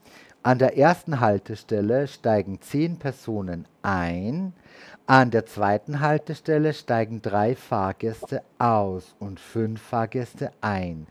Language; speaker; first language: German; native; German